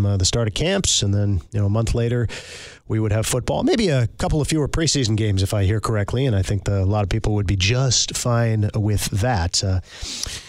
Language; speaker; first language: English; native; English